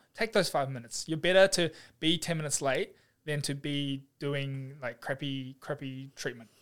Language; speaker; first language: English; native; English